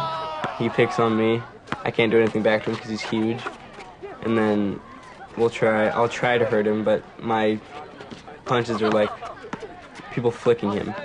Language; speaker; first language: English; native; English